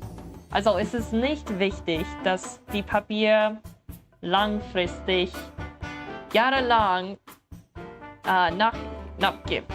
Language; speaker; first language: German; non-native, learner; English